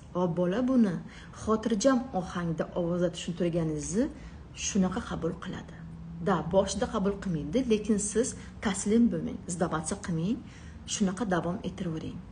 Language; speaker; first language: Uzbek; non-native, local second language; Russian